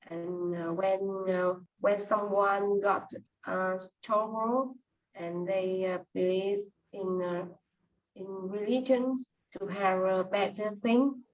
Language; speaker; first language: English; non-native, learner; Vietnamese